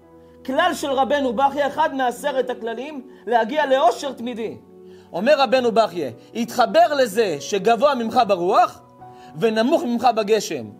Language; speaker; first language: Hebrew; native; Hebrew